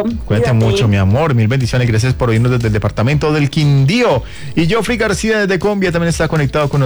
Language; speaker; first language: Spanish; native; Spanish